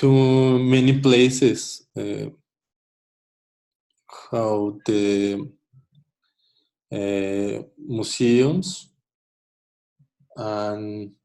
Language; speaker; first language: English; non-native, learner; Spanish